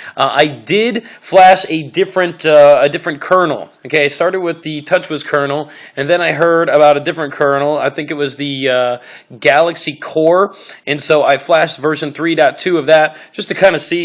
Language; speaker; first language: English; native; English